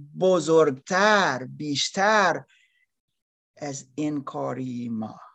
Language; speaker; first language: Persian; non-native, learner; German